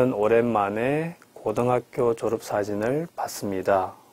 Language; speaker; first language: Korean; non-native, fluent; Chinese